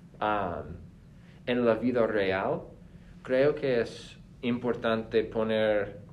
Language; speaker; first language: Spanish; non-native, fluent; English